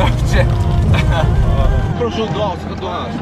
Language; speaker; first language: Russian; non-native, local second language; Ingush